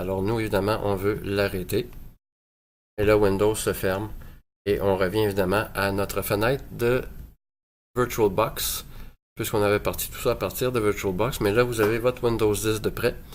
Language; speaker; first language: French; native; French